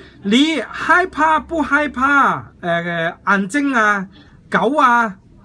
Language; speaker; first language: Chinese; non-native, local second language; Cantonese